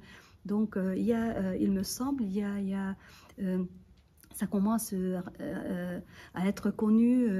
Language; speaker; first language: French; non-native, fluent; Hungarian